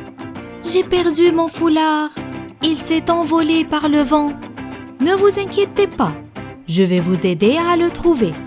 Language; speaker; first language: French; non-native, fluent; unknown